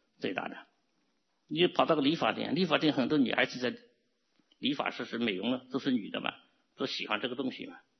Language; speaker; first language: Chinese; non-native, local second language; Cantonese